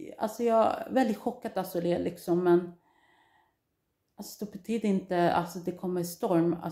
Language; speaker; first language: Swedish; non-native, learner; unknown